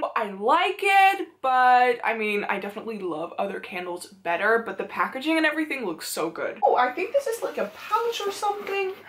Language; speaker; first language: English; non-native, fluent; Dutch